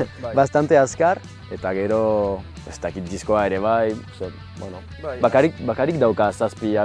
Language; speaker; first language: Basque; non-native, local second language; French